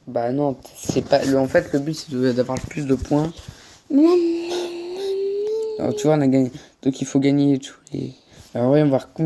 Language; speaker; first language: French; native; French